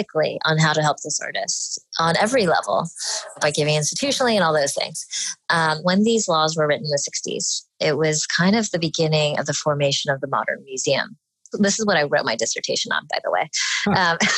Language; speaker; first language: English; native; English